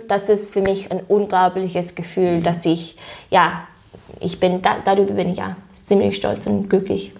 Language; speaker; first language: German; non-native, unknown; English